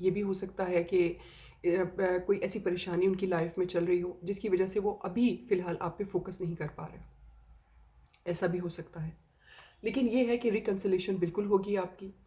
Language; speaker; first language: Hindi; native; Hindi